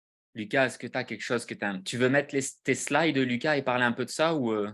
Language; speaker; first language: French; native; French